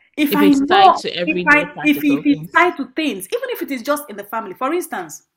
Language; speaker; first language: English; non-native, local second language; Igbo